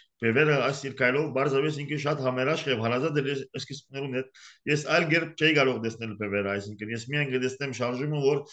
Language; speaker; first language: Armenian; early bilingual, heritage; Armenian